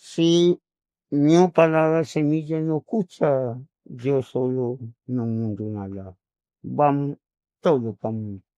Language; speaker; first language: Spanish; non-native, local second language; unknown